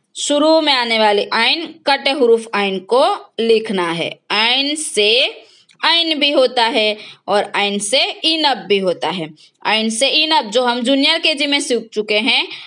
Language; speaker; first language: Hindi; non-native, local second language; Gujarati